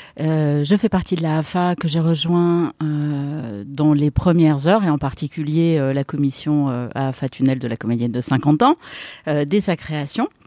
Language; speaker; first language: French; native; French